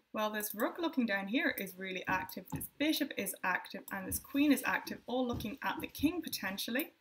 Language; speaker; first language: English; native; English